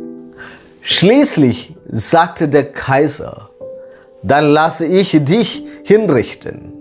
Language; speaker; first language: German; non-native, fluent; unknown